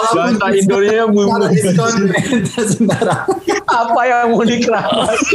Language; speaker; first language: Indonesian; early bilingual, heritage; Indonesian